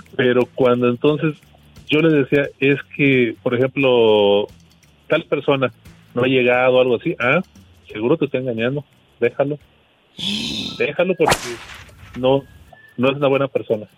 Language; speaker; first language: Spanish; native; Spanish